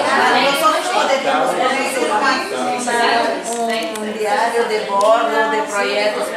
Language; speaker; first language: Spanish; non-native, learner; Portuguese